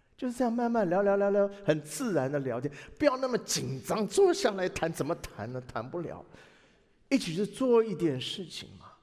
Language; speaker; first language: Chinese; native; Chinese